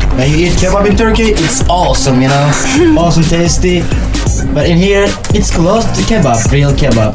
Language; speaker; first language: English; non-native, learner; Turkish